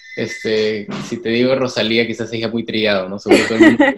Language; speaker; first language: Spanish; native; Spanish